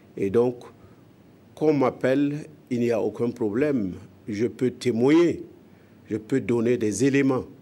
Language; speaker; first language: French; non-native, local second language; Mossi